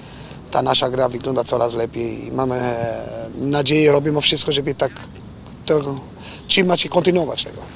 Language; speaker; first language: Polish; non-native, fluent; Albanian